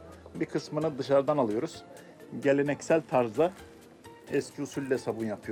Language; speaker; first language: Turkish; native; Turkish